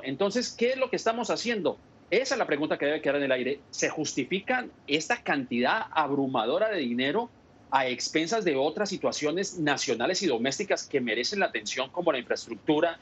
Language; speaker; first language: Spanish; native; Spanish